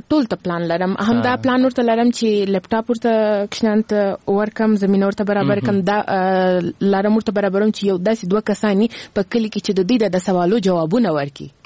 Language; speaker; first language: Pashto; early bilingual, heritage; Pashto